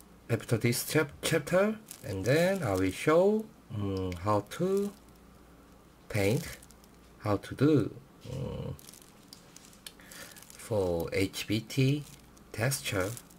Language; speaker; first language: English; non-native, learner; Korean